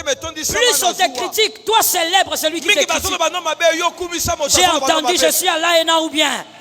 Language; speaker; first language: French; non-native, local second language; Lingala